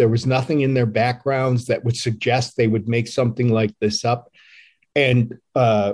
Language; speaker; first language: English; native; English